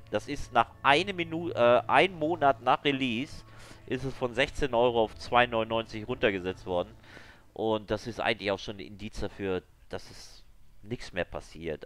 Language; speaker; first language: German; native; German